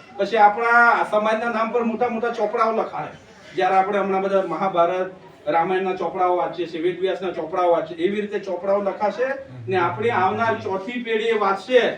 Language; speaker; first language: Gujarati; non-native, local second language; Vasavi